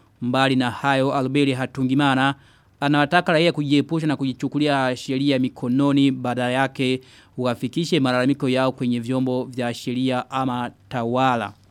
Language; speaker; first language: Swahili; non-native, local second language; Rundi